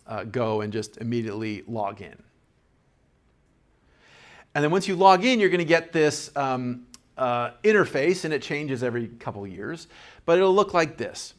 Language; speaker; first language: English; native; English